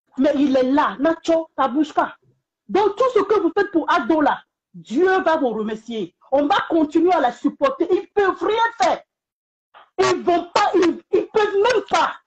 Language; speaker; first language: French; non-native, local second language; Bambara